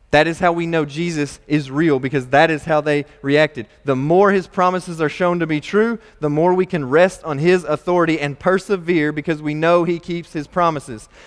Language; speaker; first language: English; native; English